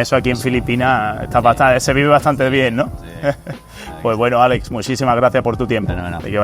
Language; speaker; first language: Spanish; native; Spanish